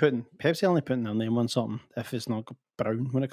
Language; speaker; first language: English; native; English